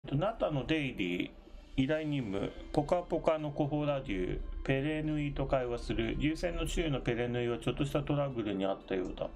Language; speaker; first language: Japanese; native; Japanese